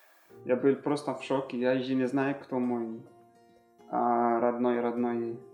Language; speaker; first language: Russian; non-native, learner; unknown